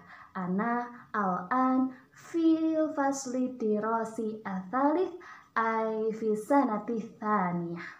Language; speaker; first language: Arabic; non-native, learner; Indonesian